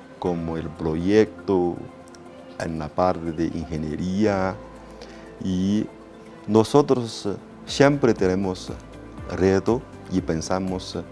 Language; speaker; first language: Spanish; non-native, learner; Chinese